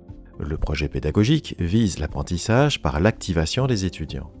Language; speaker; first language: French; native; French